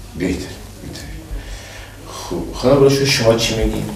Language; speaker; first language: Persian; native; Persian